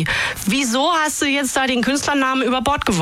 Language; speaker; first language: German; native; German